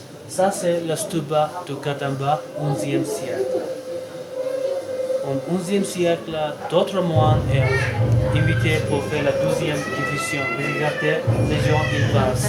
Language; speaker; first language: French; non-native, learner; Tibetan